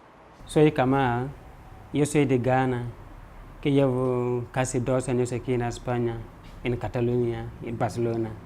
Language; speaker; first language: Spanish; non-native, learner; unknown